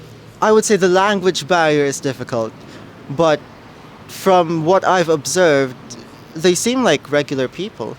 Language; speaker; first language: English; non-native, local second language; Filipino